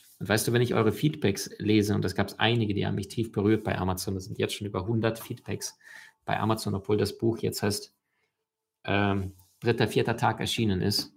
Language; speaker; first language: German; early bilingual, other home language; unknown